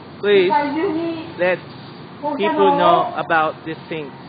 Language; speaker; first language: English; non-native, learner; Japanese